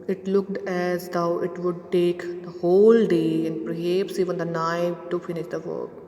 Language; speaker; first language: English; non-native, local second language; Punjabi